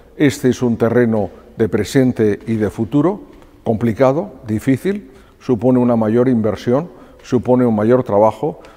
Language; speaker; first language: Spanish; native; Spanish